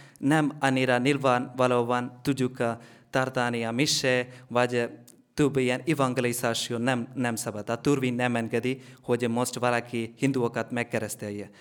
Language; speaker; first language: Hungarian; non-native, learner; Malayalam